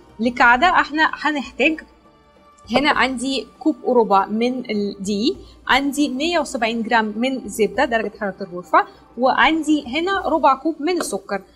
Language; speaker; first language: Arabic; non-native, fluent; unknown